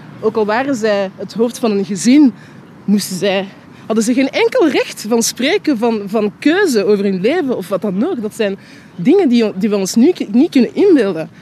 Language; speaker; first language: Dutch; early bilingual, other home language; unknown